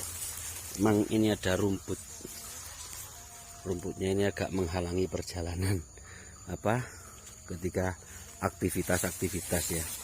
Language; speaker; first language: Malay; non-native, local second language; Javanese